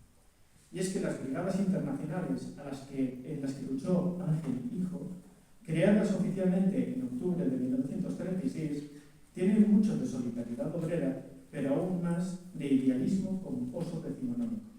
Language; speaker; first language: Spanish; native; Spanish